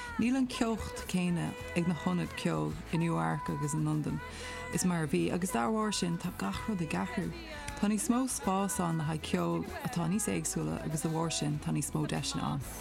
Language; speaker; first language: Irish; non-native, fluent; French